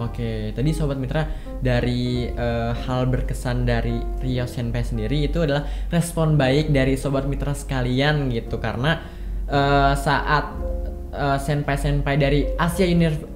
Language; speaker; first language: Indonesian; native; Indonesian